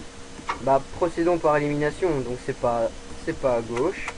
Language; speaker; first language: French; native; French